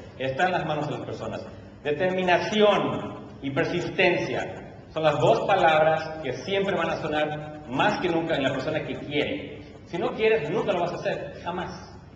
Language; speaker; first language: Spanish; early bilingual, heritage; Spanish